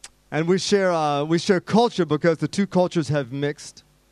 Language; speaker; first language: English; native; English